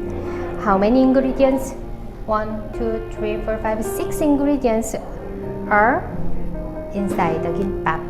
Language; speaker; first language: English; non-native, learner; Korean